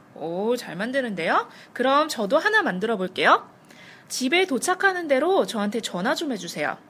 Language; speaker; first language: Korean; native; Korean